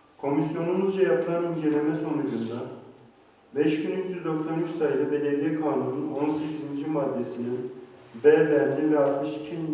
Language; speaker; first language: Turkish; native; Turkish